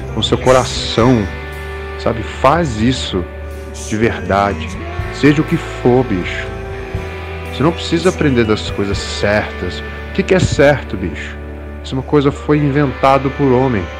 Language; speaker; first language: Portuguese; early bilingual, other home language; English